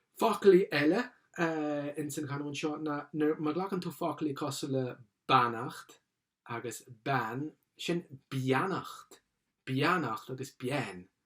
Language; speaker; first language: Irish; non-native, local second language; English